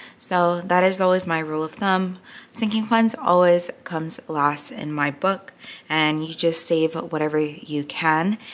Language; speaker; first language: English; native; English